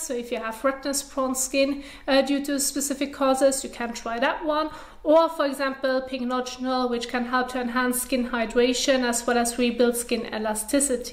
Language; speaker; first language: English; non-native, fluent; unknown